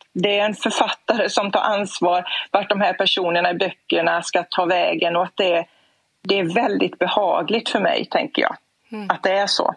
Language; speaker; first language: Swedish; native; Swedish